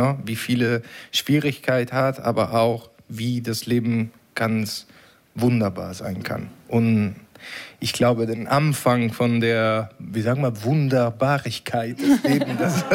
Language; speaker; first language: German; non-native, learner; Italian